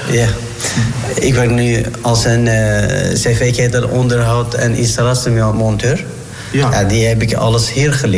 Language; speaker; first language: Dutch; non-native, learner; Turkish